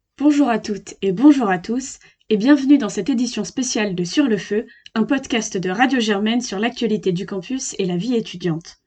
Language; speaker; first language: French; native; French